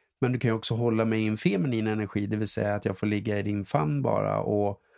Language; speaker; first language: Swedish; native; Swedish